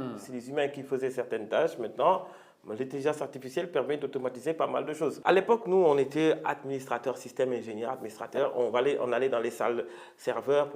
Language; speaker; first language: French; non-native, local second language; Wolof